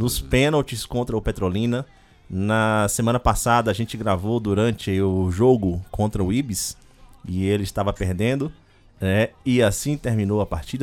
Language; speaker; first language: Portuguese; native; Portuguese